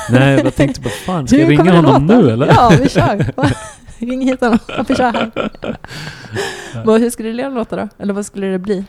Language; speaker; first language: Swedish; native; Swedish